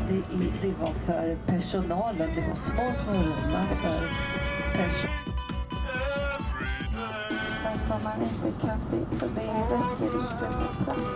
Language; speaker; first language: Swedish; non-native, fluent; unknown